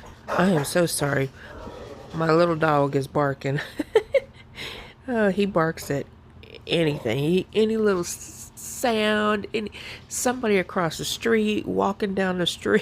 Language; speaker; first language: English; native; English